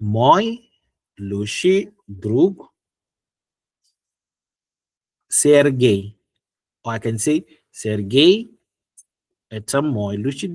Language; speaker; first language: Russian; non-native, learner; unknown